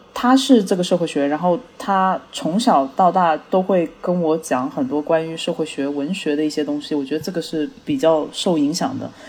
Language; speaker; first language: Chinese; early bilingual, heritage; Chinese